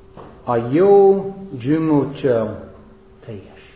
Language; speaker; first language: Hungarian; non-native, fluent; English